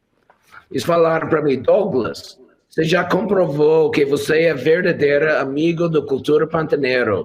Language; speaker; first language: Portuguese; non-native, fluent; English